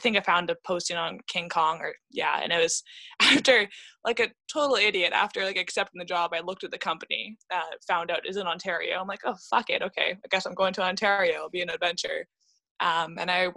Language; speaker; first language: English; native; English